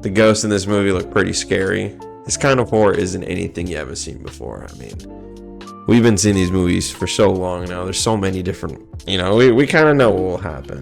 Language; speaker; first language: English; native; English